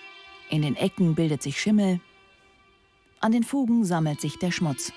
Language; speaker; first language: German; native; German